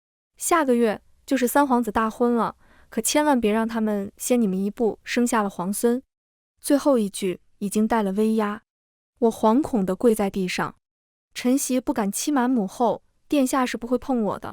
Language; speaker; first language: Chinese; native; Chinese